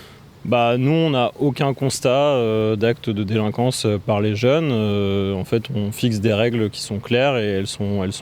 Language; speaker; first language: French; native; French